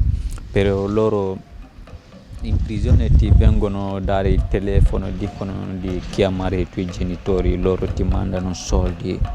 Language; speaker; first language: Italian; non-native, fluent; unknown